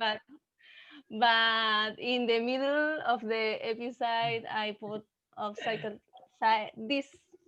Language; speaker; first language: English; non-native, learner; Spanish